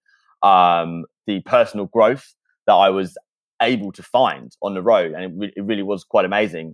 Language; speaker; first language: English; native; English